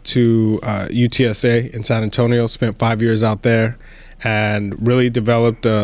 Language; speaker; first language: English; native; English